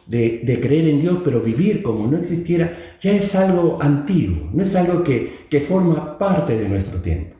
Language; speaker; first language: Spanish; native; Spanish